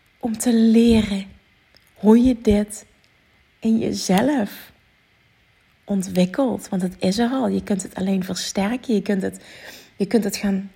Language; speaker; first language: Dutch; native; Dutch